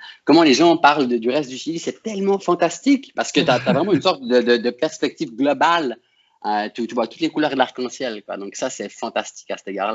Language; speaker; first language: French; native; French